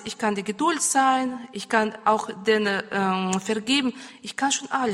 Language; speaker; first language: German; non-native, learner; Russian